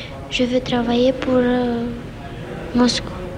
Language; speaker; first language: French; non-native, learner; Romanian